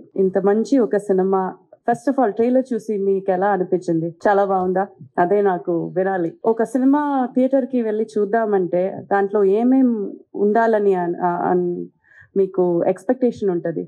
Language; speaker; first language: Telugu; non-native, fluent; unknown